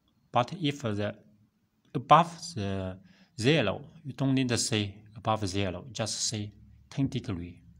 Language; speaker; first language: English; non-native, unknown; Chinese